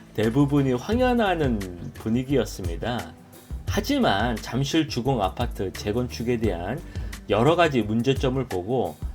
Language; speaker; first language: Korean; native; Korean